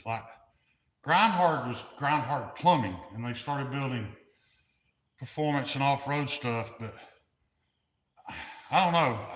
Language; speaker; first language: English; native; English